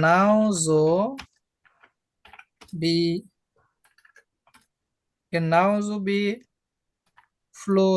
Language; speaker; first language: German; non-native, fluent; Bangla